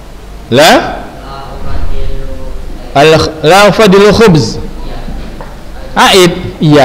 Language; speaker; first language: Arabic; non-native, fluent; Indonesian